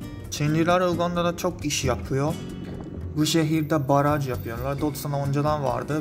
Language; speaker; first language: Turkish; non-native, fluent; Japanese